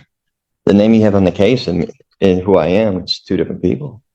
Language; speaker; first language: English; native; English